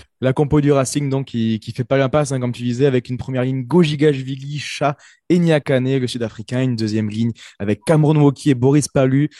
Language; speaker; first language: French; native; French